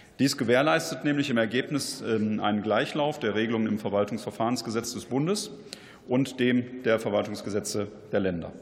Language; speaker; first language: German; native; German